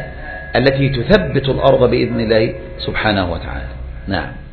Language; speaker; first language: Arabic; native; Arabic